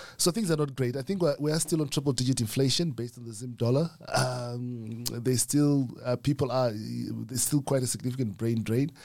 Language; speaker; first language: English; non-native, local second language; Shona